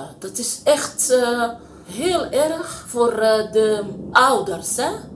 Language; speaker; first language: Dutch; non-native, learner; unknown